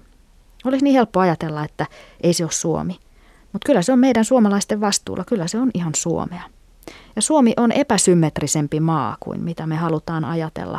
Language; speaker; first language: Finnish; native; Finnish